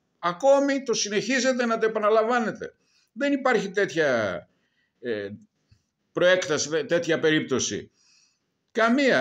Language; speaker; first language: Greek; native; Greek